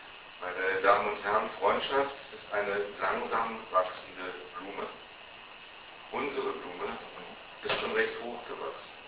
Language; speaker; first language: German; native; German